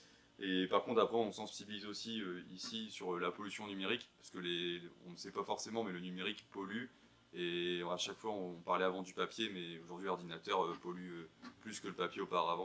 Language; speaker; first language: French; native; French